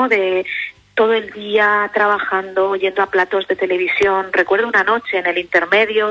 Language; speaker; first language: Spanish; native; Spanish